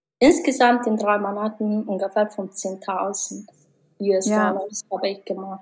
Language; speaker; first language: German; non-native, learner; Mongolian